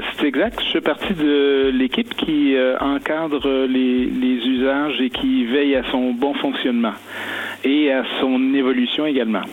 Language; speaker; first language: French; native; French